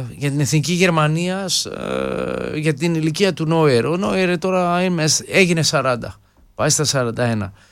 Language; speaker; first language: Greek; early bilingual, heritage; Greek